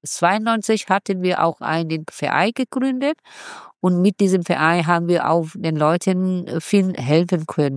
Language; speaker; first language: German; non-native, fluent; Vietnamese